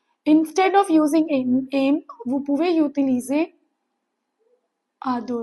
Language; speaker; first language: French; non-native, fluent; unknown